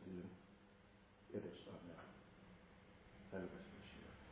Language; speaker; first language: Hungarian; non-native, fluent; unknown